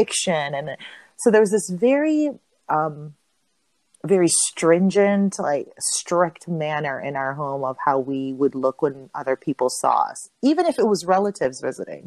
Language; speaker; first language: English; non-native, local second language; Filipino